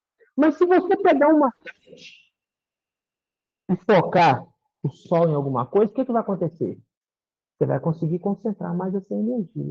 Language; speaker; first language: Portuguese; native; Portuguese